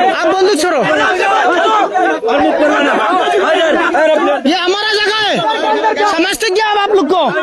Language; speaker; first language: Hindi; non-native, learner; Bangla